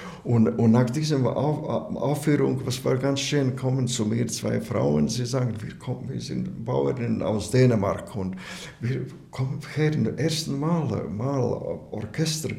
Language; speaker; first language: German; non-native, learner; Latvian